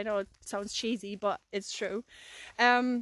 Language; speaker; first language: English; non-native, fluent; German